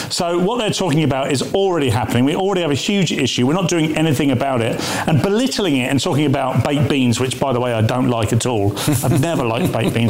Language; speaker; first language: English; native; English